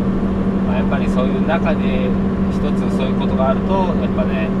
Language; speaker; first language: Japanese; native; Japanese